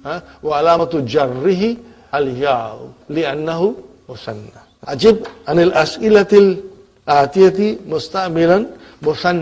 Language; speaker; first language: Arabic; non-native, fluent; English